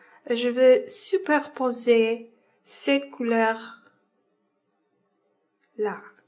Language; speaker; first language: French; non-native, fluent; Polish